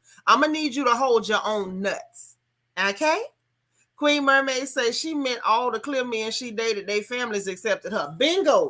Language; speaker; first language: English; native; English